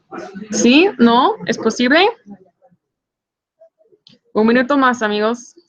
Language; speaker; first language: Spanish; non-native, fluent; English